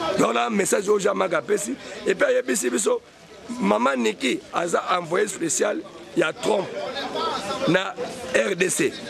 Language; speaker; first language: Lingala; native; Lingala